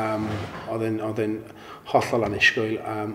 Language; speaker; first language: Welsh; non-native, local second language; English